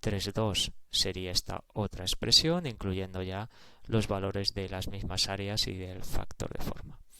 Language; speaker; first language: Spanish; native; Spanish